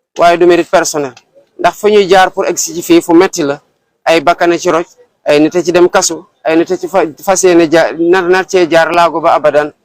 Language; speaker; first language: Wolof; non-native, local second language; Serer